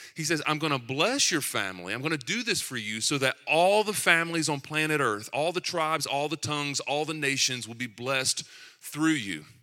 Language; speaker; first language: English; native; English